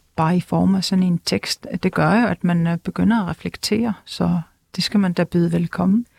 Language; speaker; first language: Danish; non-native, local second language; Kalaallisut